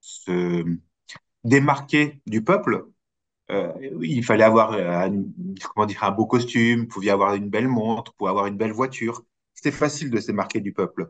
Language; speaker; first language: French; native; French